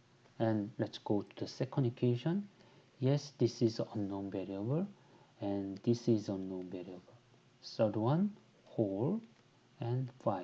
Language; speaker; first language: English; non-native, fluent; Korean